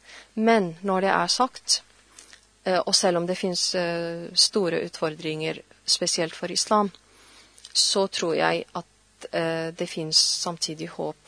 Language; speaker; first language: Norwegian; non-native, fluent; Arabic